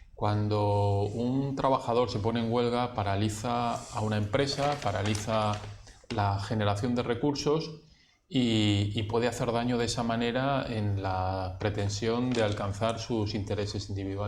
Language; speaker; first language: Spanish; native; Spanish